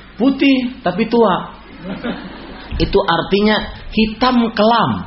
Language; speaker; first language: Indonesian; native; Indonesian